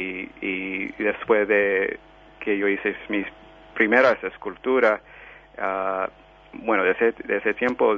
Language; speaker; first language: Spanish; early bilingual, heritage; Spanish